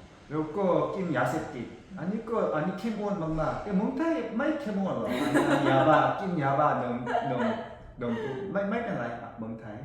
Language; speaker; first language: Thai; non-native, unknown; Korean